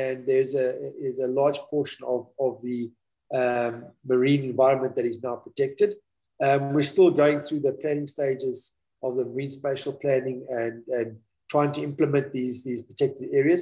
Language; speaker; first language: English; native; English